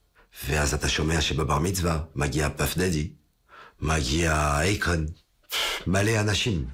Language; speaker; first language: Hebrew; non-native, fluent; French